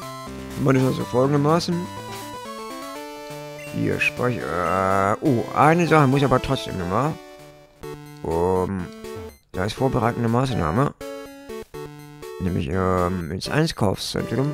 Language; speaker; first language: German; native; German